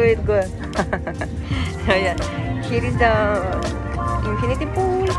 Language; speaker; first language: English; non-native, fluent; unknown